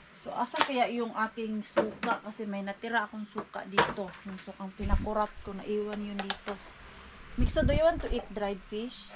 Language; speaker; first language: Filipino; non-native, local second language; Cebuano